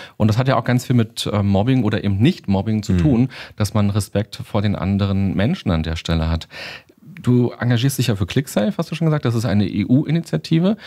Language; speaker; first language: German; native; German